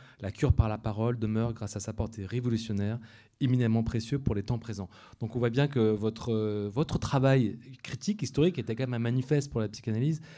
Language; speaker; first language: French; native; French